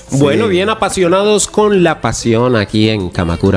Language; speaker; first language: Spanish; native; Spanish